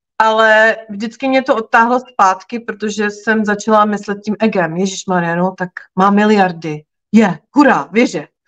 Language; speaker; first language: Czech; native; Czech